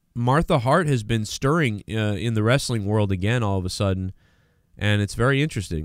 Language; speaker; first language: English; native; English